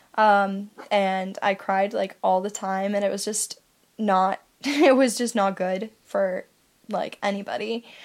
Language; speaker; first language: English; native; English